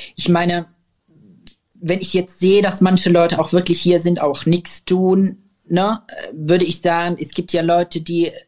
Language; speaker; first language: German; non-native, fluent; Arabic